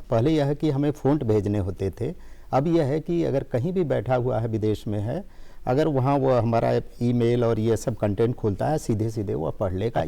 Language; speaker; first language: Hindi; native; Hindi